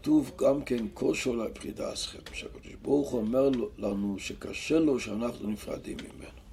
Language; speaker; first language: Hebrew; non-native, local second language; Yiddish